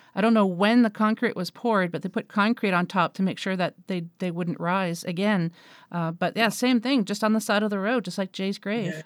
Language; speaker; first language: English; native; English